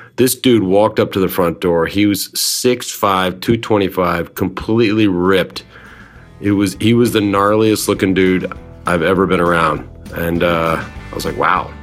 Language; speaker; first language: English; native; English